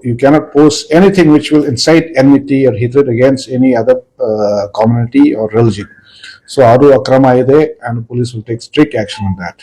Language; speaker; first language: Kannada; non-native, fluent; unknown